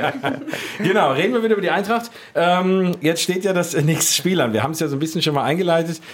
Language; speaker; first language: German; native; German